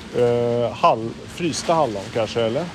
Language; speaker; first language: Swedish; native; Swedish